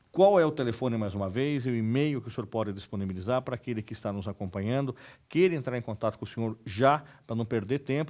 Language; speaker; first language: Portuguese; native; Portuguese